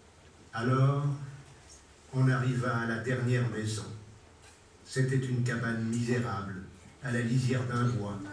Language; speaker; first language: French; native; French